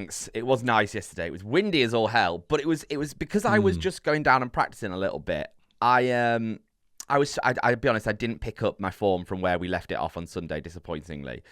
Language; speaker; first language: English; native; English